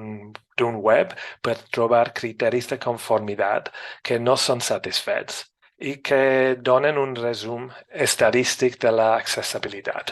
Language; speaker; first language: Catalan; non-native, fluent; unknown